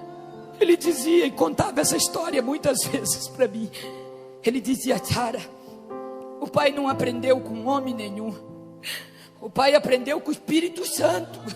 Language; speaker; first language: Portuguese; native; Portuguese